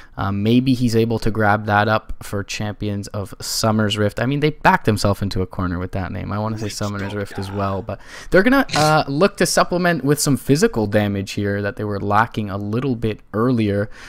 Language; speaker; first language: English; native; English